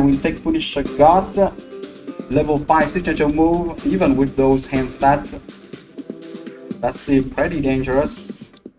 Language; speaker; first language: English; non-native, fluent; French